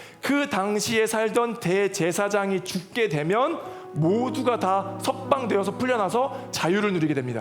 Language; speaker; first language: Korean; native; Korean